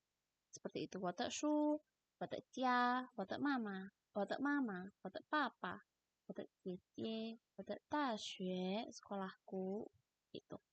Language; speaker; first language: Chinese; non-native, fluent; Indonesian